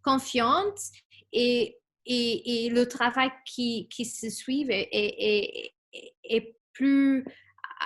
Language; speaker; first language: French; non-native, fluent; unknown